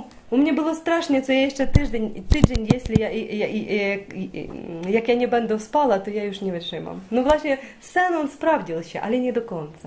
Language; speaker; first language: Polish; non-native, learner; Ukrainian